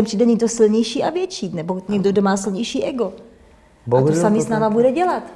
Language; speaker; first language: Czech; native; Czech